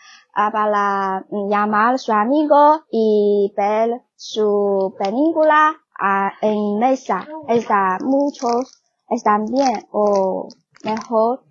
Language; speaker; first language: Spanish; non-native, learner; Chinese